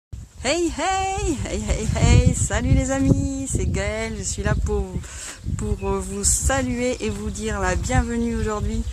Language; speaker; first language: French; native; French